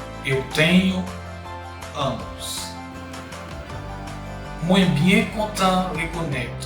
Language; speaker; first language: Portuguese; non-native, learner; Haitian Creole